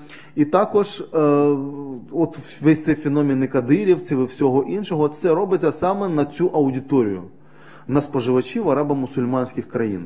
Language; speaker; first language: Ukrainian; native; Ukrainian